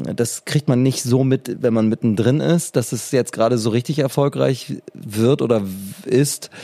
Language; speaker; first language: German; native; German